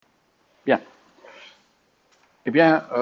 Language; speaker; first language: French; native; French